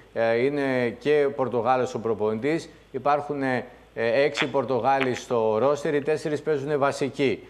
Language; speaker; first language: Greek; native; Greek